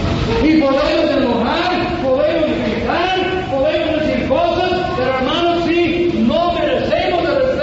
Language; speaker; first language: Spanish; non-native, fluent; English